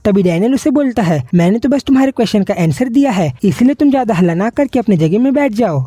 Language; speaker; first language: Hindi; native; Hindi